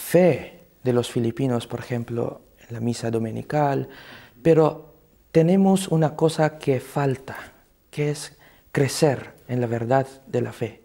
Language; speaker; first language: Spanish; non-native, fluent; Cebuano